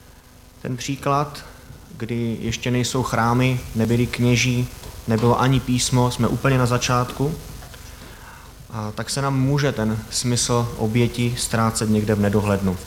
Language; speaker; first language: Czech; native; Czech